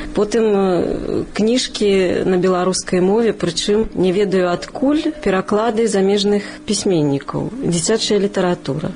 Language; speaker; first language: Belarusian; non-native, local second language; Russian